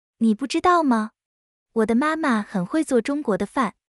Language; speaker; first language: Chinese; non-native, learner; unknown